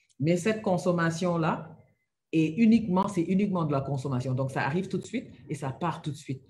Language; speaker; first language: French; non-native, local second language; Wolof